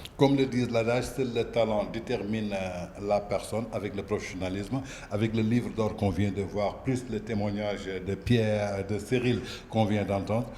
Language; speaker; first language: French; non-native, local second language; Wolof